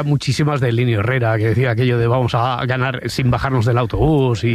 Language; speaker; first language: Spanish; native; Spanish